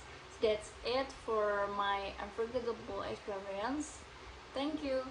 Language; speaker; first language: English; non-native, learner; Indonesian